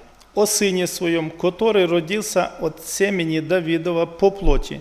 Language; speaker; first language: Russian; non-native, local second language; Ukrainian